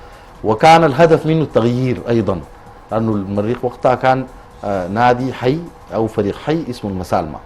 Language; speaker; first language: Arabic; native; Arabic